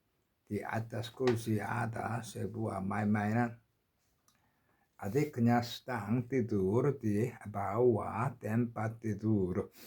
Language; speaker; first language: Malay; non-native, learner; Korean